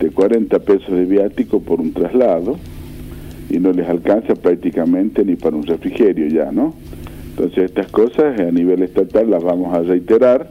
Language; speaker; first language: Spanish; native; Spanish